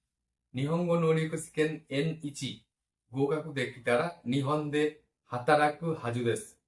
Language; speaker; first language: Japanese; non-native, fluent; Bangla